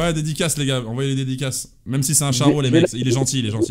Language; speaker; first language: French; native; French